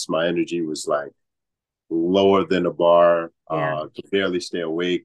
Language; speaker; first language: English; native; English